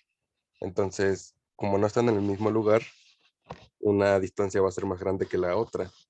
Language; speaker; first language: Spanish; native; Spanish